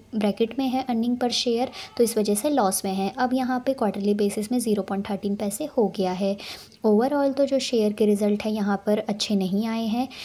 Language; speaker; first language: Hindi; native; Hindi